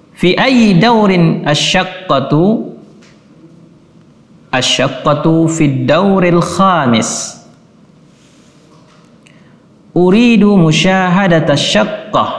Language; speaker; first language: Arabic; non-native, fluent; Indonesian